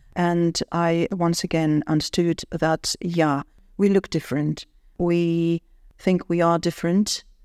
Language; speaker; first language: English; non-native, fluent; Armenian